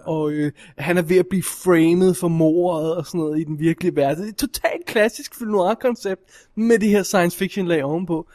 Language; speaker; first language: Danish; native; Danish